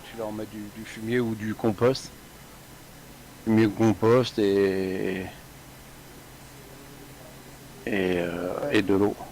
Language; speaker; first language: French; native; French